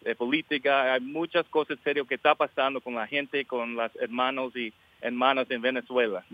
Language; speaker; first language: Spanish; early bilingual, heritage; English